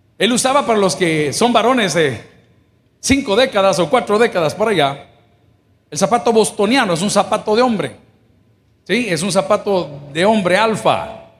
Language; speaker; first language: Spanish; native; Spanish